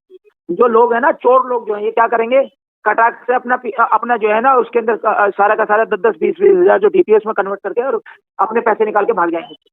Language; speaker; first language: Hindi; native; Hindi